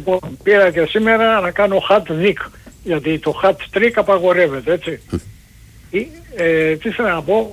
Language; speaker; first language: Greek; native; Greek